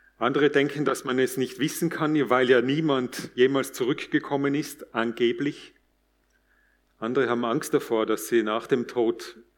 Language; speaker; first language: German; native; German